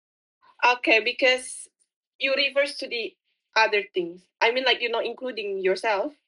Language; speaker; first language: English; non-native, fluent; Indonesian